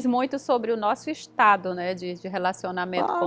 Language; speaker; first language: Portuguese; native; Portuguese